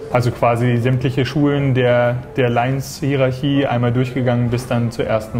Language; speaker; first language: German; native; German